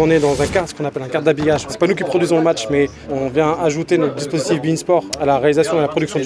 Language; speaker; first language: French; native; French